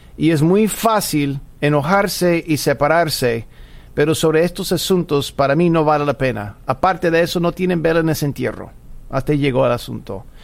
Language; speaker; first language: Spanish; non-native, fluent; English